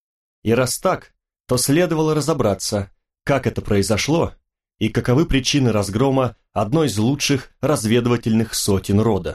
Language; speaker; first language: Russian; native; Russian